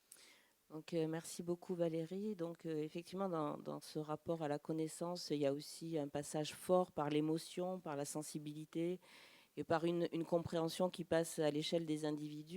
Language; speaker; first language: French; native; French